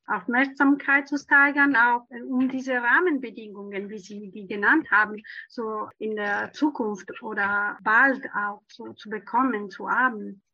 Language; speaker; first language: German; non-native, fluent; Italian